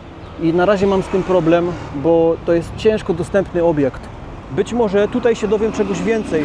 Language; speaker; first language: Polish; native; Polish